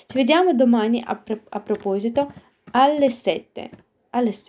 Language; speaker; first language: Italian; non-native, fluent; Ukrainian